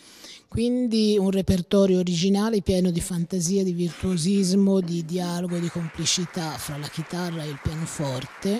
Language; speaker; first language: Italian; native; Italian